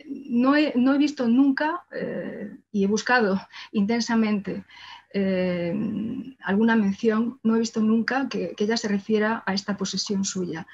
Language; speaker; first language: Spanish; native; Spanish